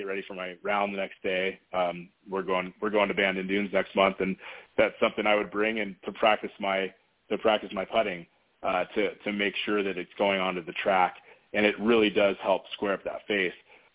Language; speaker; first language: English; native; English